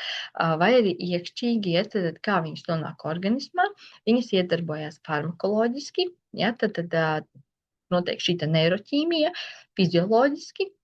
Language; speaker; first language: Latvian; native; Latvian